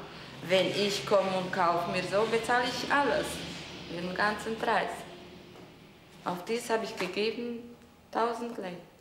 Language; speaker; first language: German; non-native, local second language; Romanian